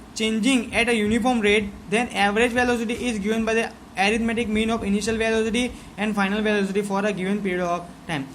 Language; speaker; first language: English; non-native, local second language; Gujarati